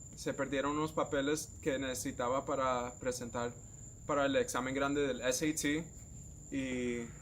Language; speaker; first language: Spanish; native; Spanish